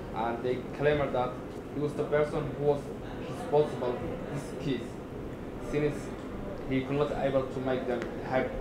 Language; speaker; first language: English; non-native, learner; Somali